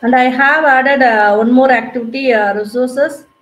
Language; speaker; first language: English; non-native, local second language; Tamil